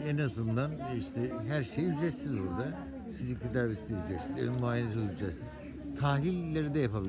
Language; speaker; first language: Turkish; native; Turkish